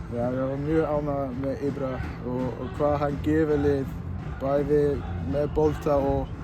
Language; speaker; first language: Icelandic; non-native, learner; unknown